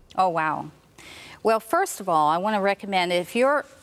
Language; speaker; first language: English; native; English